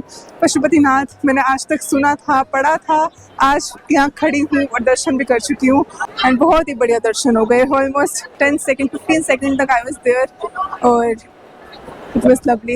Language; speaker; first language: Hindi; native; Hindi